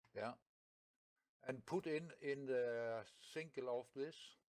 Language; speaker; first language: English; non-native, learner; Danish